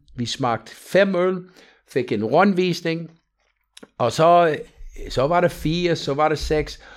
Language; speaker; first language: Danish; non-native, fluent; English